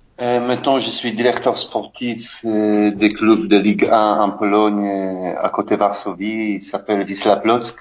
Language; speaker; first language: French; non-native, learner; Polish